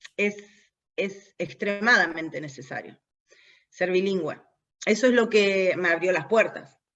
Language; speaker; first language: Spanish; early bilingual, heritage; English